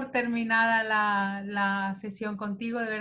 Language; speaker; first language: Spanish; native; Spanish